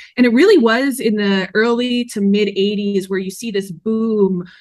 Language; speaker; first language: English; native; English